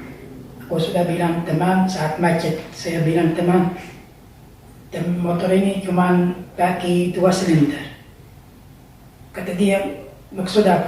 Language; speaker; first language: Indonesian; non-native, learner; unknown